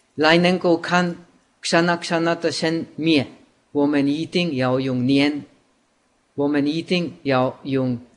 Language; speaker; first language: Chinese; non-native, fluent; Czech